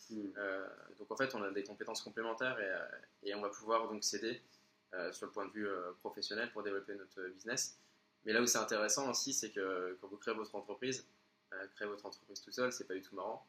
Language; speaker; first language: French; native; French